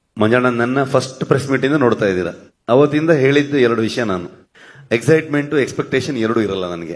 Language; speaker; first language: Kannada; native; Kannada